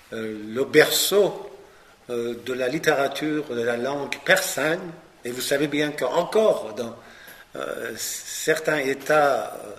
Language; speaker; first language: French; non-native, fluent; Persian